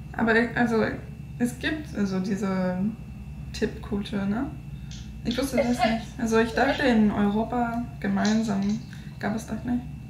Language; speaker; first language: German; non-native, fluent; English